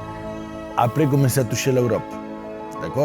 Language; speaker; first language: French; non-native, fluent; Spanish